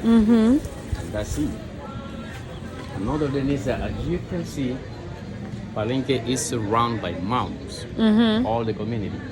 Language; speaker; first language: English; non-native, fluent; Spanish